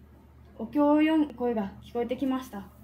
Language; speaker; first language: Japanese; native; Japanese